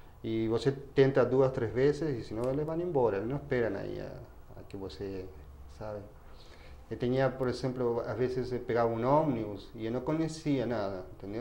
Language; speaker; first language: Portuguese; non-native, fluent; Spanish